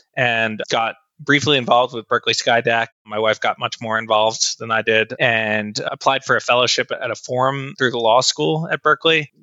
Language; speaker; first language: English; native; English